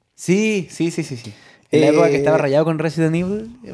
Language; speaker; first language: Spanish; native; Spanish